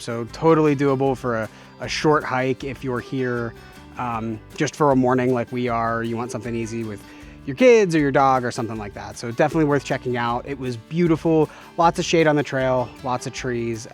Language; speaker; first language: English; native; English